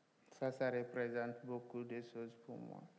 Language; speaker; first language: French; non-native, local second language; Fula